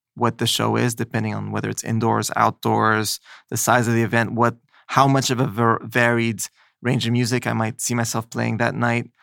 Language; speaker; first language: English; native; English